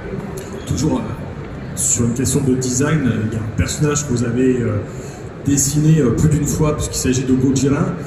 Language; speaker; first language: French; native; French